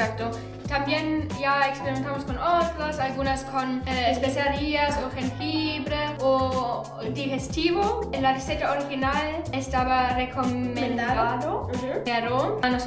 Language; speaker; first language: Spanish; non-native, fluent; German